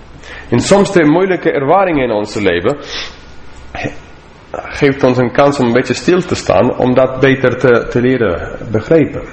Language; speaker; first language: Dutch; non-native, fluent; English